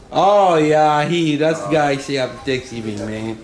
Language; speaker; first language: English; non-native, learner; Lingala